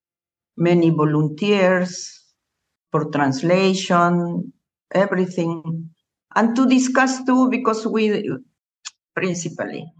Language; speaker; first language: English; non-native, learner; Spanish